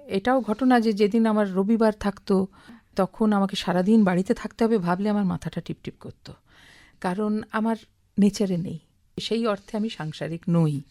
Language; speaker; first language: Bangla; native; Bangla